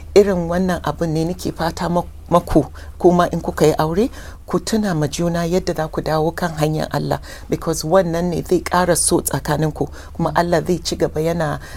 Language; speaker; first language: Hausa; non-native, local second language; English